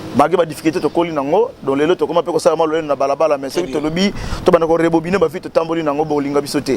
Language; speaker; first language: Lingala; non-native, local second language; Kongo